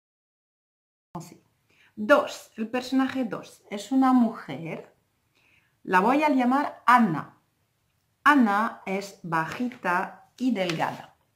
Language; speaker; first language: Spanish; non-native, fluent; French